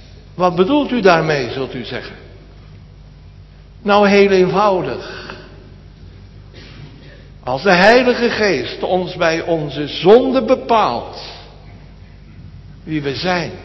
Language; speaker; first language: Dutch; native; Dutch